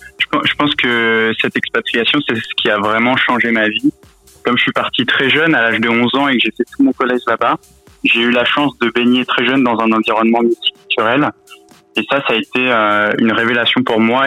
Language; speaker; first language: French; native; French